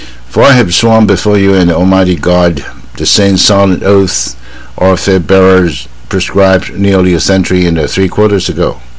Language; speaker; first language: English; non-native, fluent; Chinese